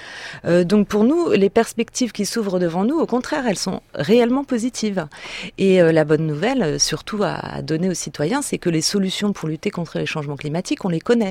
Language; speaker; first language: French; native; French